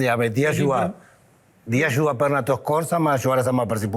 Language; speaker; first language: Indonesian; non-native, fluent; Spanish